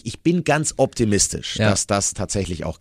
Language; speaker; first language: German; native; German